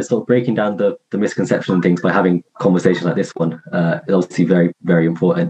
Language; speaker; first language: English; native; English